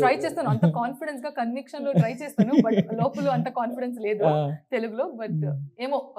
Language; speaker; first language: Telugu; non-native, learner; Kannada